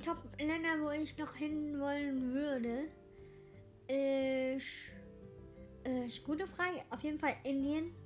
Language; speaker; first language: German; non-native, local second language; English